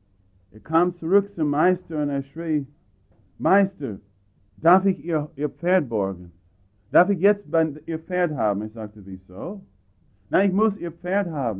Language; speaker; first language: German; non-native, fluent; English